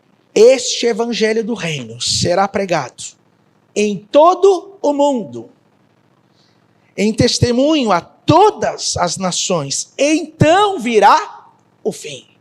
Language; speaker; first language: Portuguese; native; Portuguese